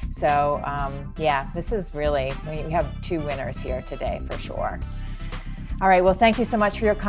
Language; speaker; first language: English; native; English